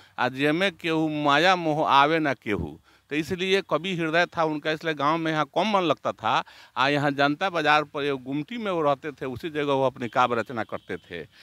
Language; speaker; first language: Hindi; native; Hindi